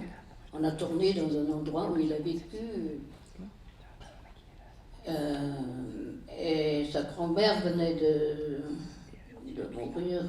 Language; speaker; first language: French; non-native, fluent; German